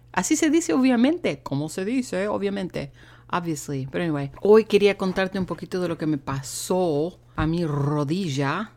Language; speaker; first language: Spanish; native; Spanish